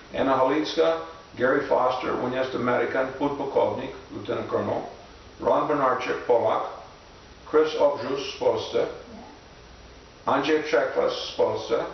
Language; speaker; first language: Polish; non-native, learner; English